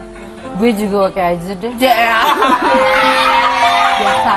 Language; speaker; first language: Indonesian; native; Indonesian